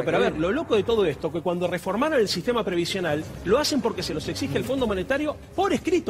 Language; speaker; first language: Spanish; native; Spanish